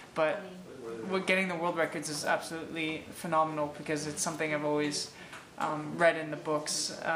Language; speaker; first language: English; native; English